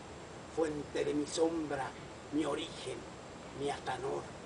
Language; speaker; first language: Spanish; native; Spanish